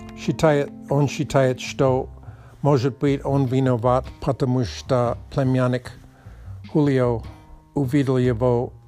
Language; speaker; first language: Russian; non-native, learner; English